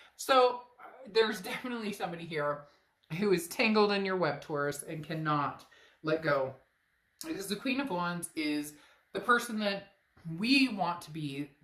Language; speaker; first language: English; native; English